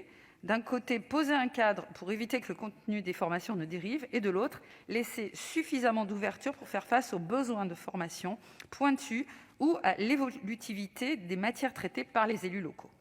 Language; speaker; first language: French; native; French